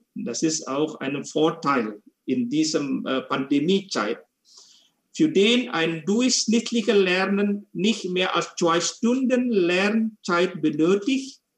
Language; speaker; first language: German; non-native, fluent; Indonesian